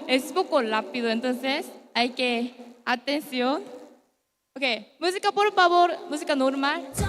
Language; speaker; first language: Spanish; non-native, learner; Korean